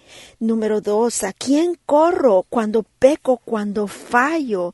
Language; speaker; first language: Spanish; native; Spanish